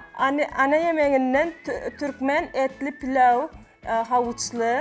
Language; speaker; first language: Turkish; non-native, learner; Turkmen